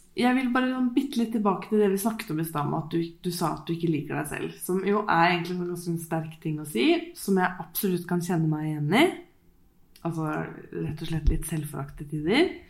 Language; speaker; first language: Norwegian; native; Norwegian